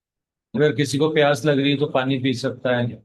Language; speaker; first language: Hindi; native; Hindi